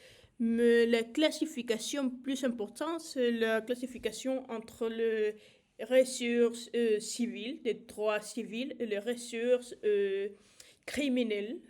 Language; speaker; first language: French; non-native, learner; Spanish